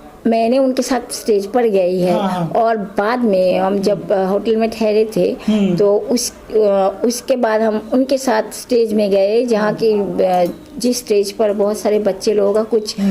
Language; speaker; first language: Hindi; non-native, local second language; Bangla